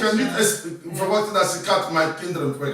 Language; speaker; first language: Dutch; non-native, learner; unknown